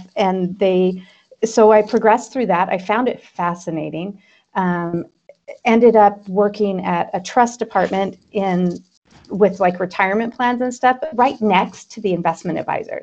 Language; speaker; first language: English; native; English